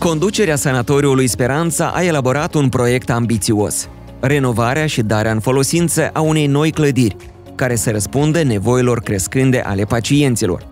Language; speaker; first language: Romanian; native; Romanian